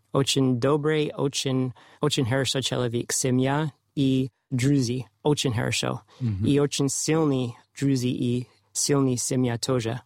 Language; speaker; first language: Russian; non-native, learner; English